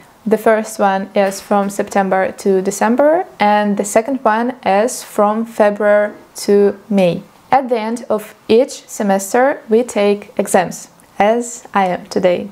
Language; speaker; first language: English; non-native, fluent; Russian